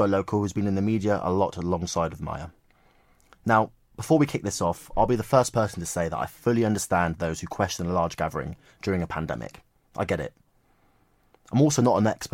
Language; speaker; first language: English; native; English